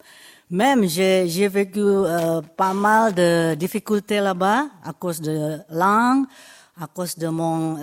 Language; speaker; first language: French; non-native, fluent; Indonesian